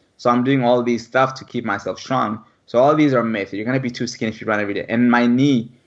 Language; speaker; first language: English; early bilingual, other home language; French